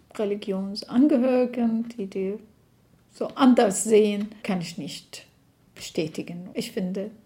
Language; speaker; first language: German; non-native, fluent; Arabic